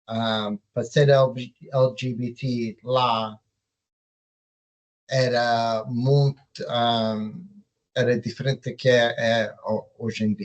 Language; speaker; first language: Portuguese; early bilingual, heritage; Portuguese